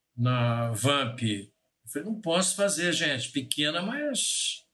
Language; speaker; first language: Portuguese; native; Portuguese